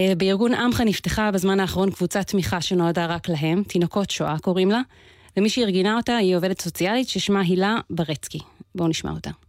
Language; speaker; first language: Hebrew; native; Hebrew